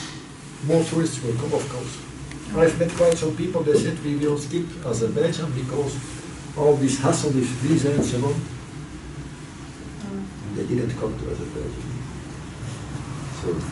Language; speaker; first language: English; non-native, fluent; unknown